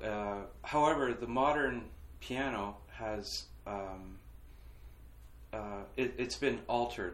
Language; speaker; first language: English; native; English